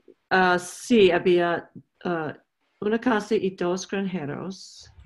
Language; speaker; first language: Spanish; non-native, learner; English